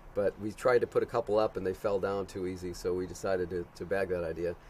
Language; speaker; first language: English; native; English